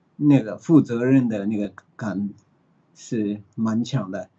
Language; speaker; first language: Chinese; early bilingual, other home language; Tibetan